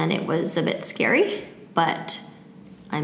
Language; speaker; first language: English; native; English